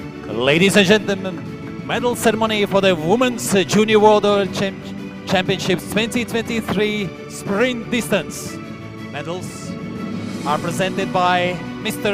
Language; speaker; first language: English; non-native, fluent; Latvian